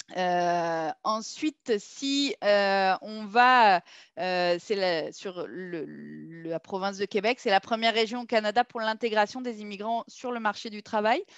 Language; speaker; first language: French; native; French